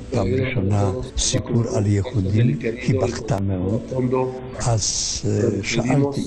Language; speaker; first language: Hebrew; non-native, learner; Polish